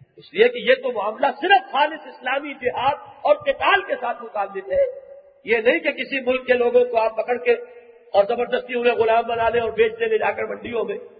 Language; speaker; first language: Urdu; native; Urdu